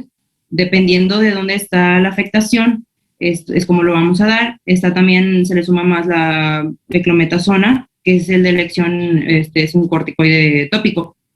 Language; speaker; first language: Spanish; native; Spanish